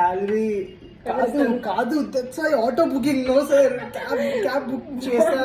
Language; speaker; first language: Telugu; non-native, learner; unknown